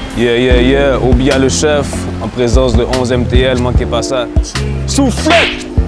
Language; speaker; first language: French; native; French